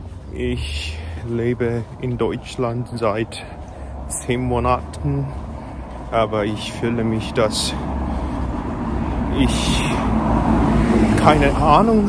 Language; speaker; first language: German; non-native, learner; Korean